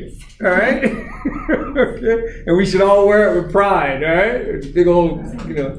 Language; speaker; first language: English; native; English